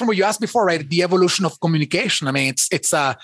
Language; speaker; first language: English; non-native, fluent; Spanish